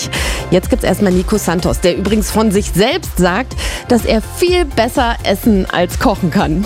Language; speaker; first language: German; native; German